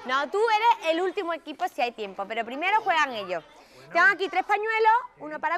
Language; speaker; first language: Spanish; native; Spanish